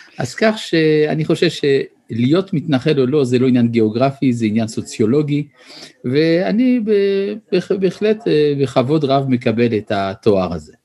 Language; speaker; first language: Hebrew; early bilingual, other home language; French